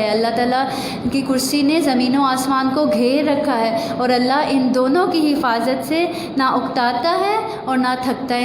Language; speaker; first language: Urdu; native; Urdu